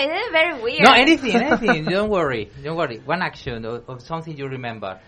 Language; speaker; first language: English; non-native, learner; Spanish